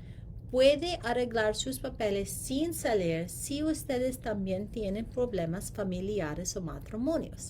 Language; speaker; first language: Spanish; non-native, learner; English